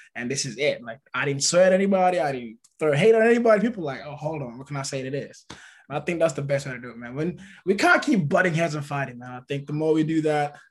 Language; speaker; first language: English; early bilingual, other home language; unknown